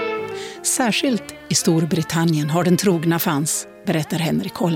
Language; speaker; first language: Swedish; native; Swedish